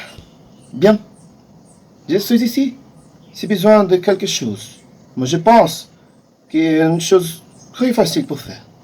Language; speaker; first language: French; non-native, learner; Portuguese